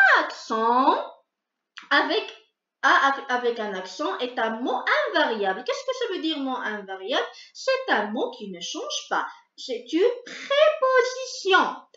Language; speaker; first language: French; non-native, local second language; Arabic